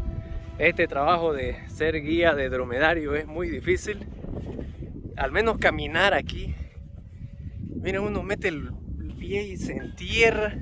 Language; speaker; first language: Spanish; native; Spanish